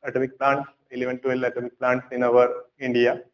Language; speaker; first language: English; non-native, local second language; Marathi